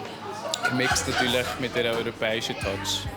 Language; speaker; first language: German; early bilingual, other home language; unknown